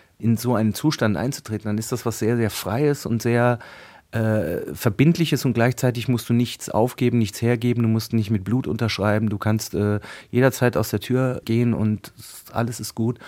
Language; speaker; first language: German; native; German